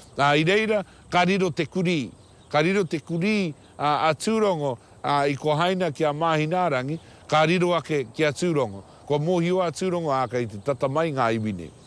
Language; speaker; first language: Māori; native; Māori